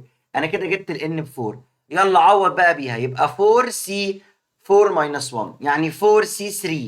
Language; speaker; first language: Arabic; native; Arabic